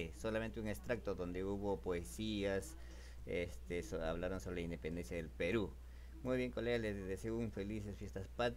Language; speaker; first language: Spanish; native; Spanish